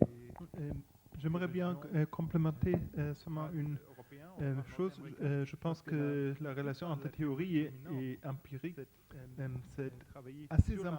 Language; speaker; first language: French; non-native, fluent; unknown